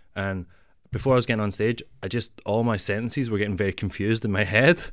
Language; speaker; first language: English; native; English